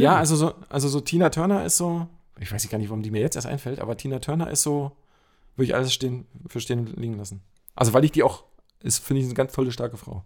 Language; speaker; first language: German; native; German